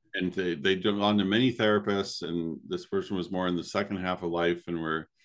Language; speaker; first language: English; native; English